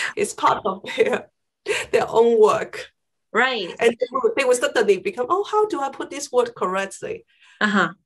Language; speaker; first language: English; non-native, local second language; Cantonese